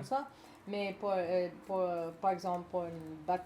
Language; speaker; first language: French; non-native, learner; English